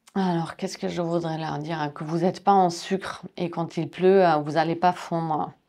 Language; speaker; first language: French; non-native, fluent; German